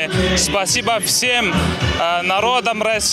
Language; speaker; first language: Russian; non-native, learner; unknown